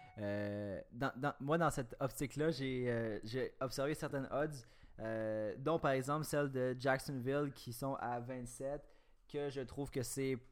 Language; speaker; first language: French; native; French